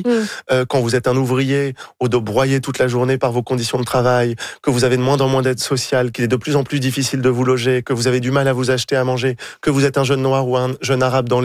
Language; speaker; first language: French; native; French